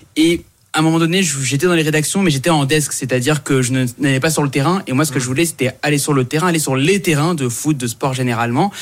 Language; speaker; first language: French; native; French